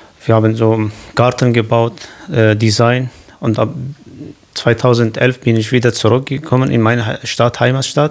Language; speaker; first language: German; non-native, learner; Kurdish